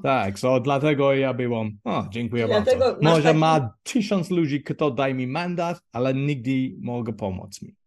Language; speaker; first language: Polish; non-native, learner; English